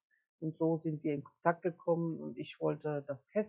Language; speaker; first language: German; native; German